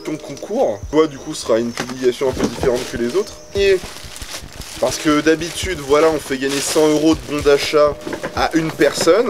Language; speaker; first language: French; native; French